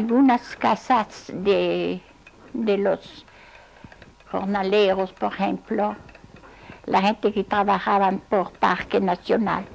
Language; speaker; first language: Spanish; non-native, fluent; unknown